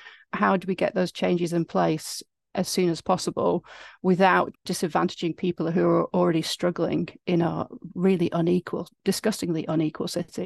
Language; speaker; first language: English; native; English